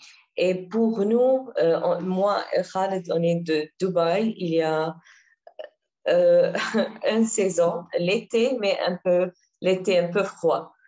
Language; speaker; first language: French; non-native, learner; Arabic